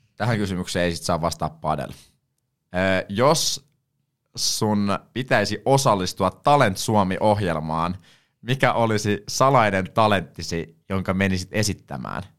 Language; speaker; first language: Finnish; native; Finnish